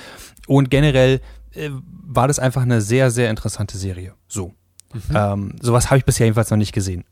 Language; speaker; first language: German; native; German